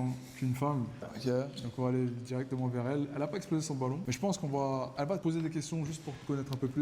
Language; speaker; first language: French; native; French